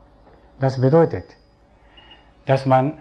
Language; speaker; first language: German; non-native, fluent; Japanese